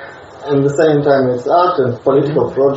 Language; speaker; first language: English; non-native, learner; Russian